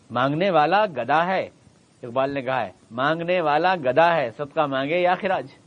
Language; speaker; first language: Urdu; native; Urdu